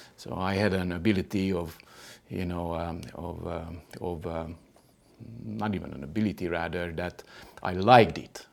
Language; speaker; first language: English; non-native, fluent; Hungarian